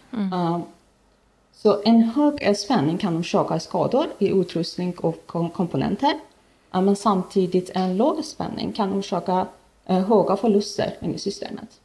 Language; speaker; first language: Swedish; non-native, fluent; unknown